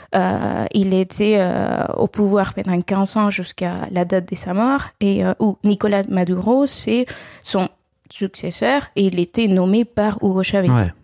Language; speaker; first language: French; non-native, fluent; Spanish